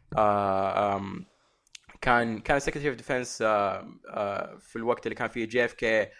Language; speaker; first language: Arabic; early bilingual, heritage; Arabic